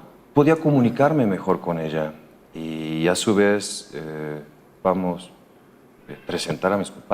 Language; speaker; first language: Spanish; early bilingual, other home language; Korean